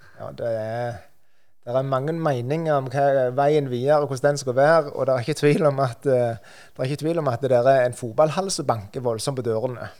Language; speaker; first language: Norwegian; native; Norwegian